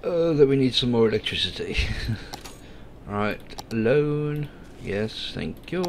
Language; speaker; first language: English; native; English